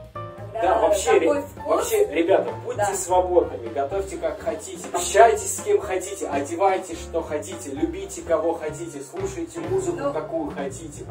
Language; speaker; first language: Russian; native; Russian